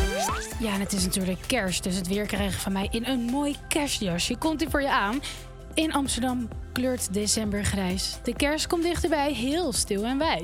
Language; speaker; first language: Dutch; native; Dutch